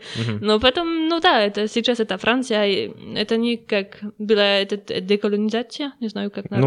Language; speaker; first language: Russian; non-native, learner; French